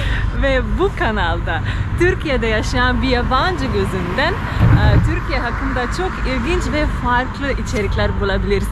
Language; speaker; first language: Turkish; non-native, fluent; Slovenian